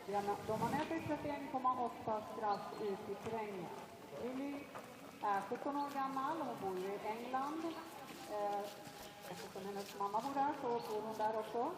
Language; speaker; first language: Swedish; native; Swedish